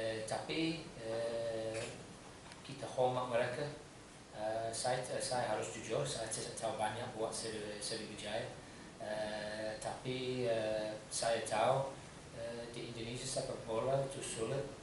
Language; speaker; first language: Indonesian; non-native, learner; English